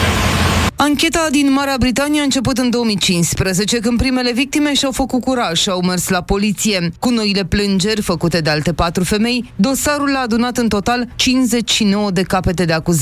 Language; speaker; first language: Romanian; native; Romanian